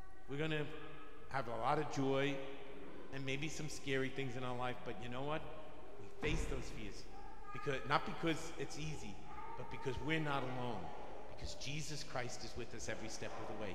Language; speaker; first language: English; native; English